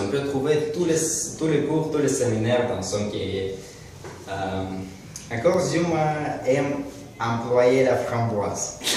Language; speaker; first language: French; non-native, learner; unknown